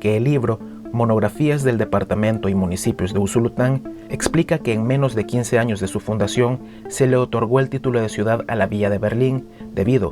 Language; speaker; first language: Spanish; native; Spanish